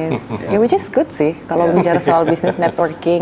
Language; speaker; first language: Indonesian; native; Indonesian